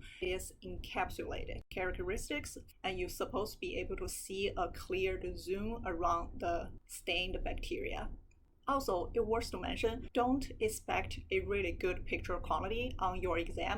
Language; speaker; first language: English; non-native, fluent; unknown